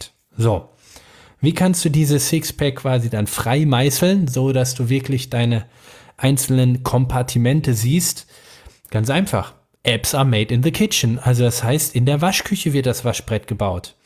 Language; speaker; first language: German; native; German